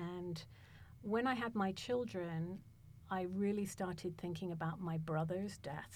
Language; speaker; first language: English; native; English